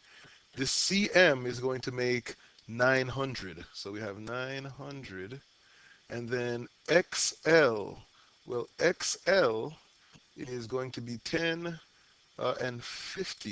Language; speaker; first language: English; native; English